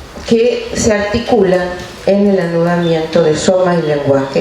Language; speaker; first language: Spanish; native; Spanish